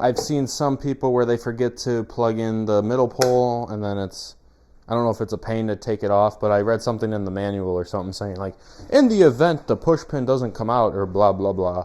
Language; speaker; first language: English; native; English